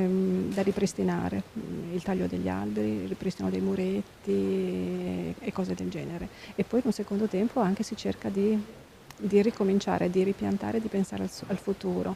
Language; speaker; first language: Italian; native; Italian